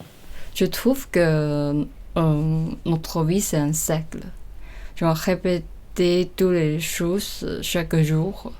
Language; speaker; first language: French; non-native, learner; Chinese